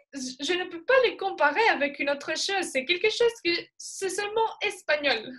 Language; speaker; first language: French; non-native, fluent; Spanish